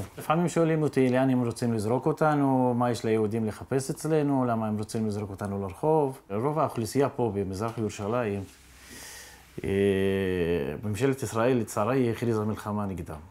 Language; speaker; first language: Hebrew; non-native, local second language; Arabic